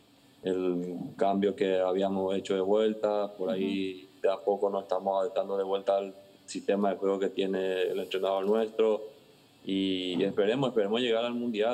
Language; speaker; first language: Spanish; native; Spanish